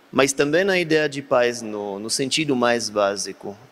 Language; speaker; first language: Portuguese; non-native, fluent; Hebrew